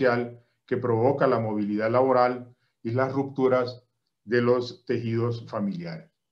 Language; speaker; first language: Spanish; native; Spanish